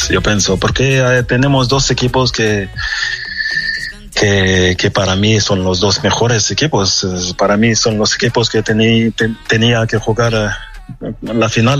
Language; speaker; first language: Spanish; non-native, fluent; French